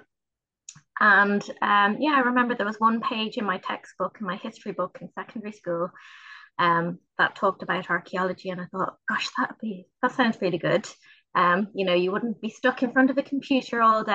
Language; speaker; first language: English; native; English